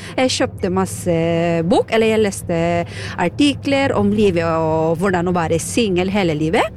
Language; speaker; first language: Norwegian; non-native, fluent; Filipino